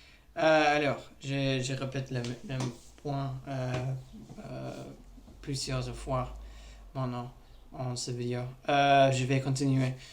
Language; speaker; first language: French; non-native, learner; English